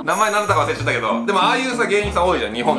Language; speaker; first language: Japanese; native; Japanese